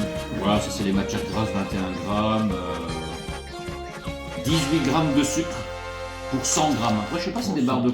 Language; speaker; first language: French; native; French